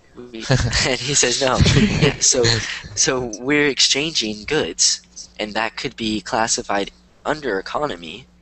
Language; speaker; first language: English; native; English